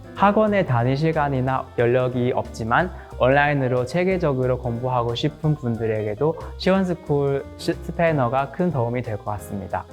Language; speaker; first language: Korean; non-native, fluent; Chinese